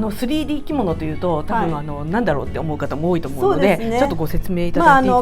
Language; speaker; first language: Japanese; native; Japanese